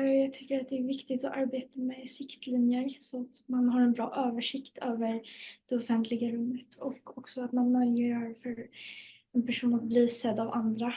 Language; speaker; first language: Swedish; native; Swedish